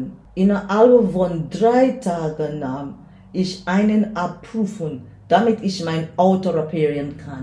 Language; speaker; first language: German; non-native, learner; English